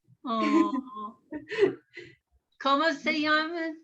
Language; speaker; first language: Spanish; non-native, learner; English